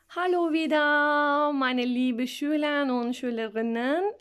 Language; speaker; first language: German; non-native, fluent; Turkish